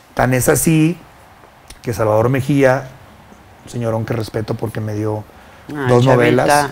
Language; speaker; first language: Spanish; native; Spanish